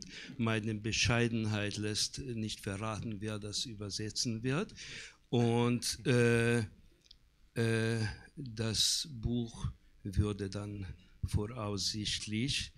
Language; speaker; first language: German; non-native, fluent; Hungarian